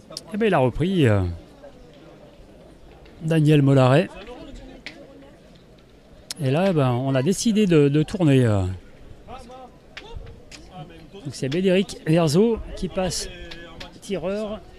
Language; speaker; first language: French; native; French